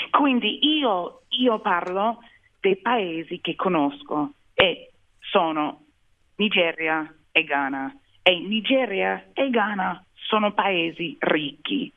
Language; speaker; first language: Italian; non-native, fluent; English